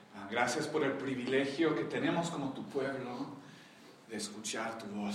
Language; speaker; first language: Spanish; early bilingual, other home language; English